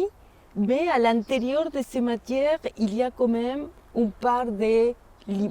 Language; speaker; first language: French; non-native, fluent; Spanish